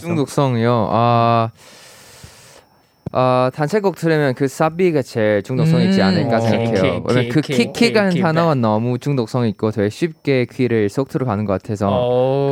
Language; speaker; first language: Korean; non-native, fluent; Thai